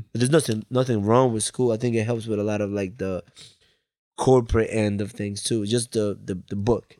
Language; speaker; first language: English; early bilingual, other home language; Spanish